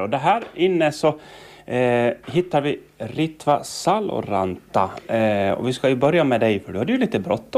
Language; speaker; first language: Swedish; native; Swedish